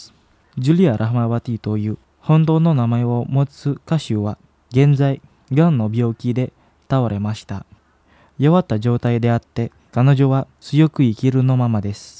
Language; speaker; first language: Japanese; non-native, fluent; Indonesian